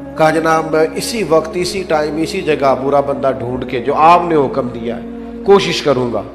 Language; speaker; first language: Urdu; non-native, local second language; Punjabi